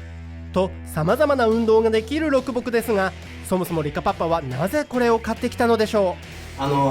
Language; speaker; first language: Japanese; native; Japanese